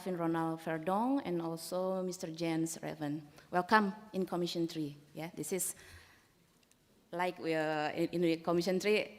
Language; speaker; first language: English; non-native, learner; Indonesian